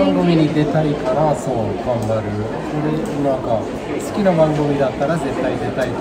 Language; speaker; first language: Japanese; non-native, fluent; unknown